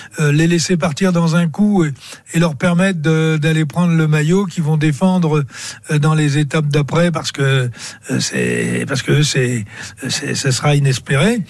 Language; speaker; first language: French; native; French